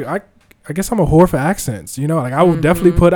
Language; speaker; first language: English; native; English